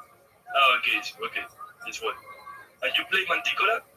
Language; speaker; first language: English; non-native, learner; Spanish